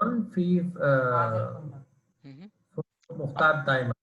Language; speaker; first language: Arabic; non-native, learner; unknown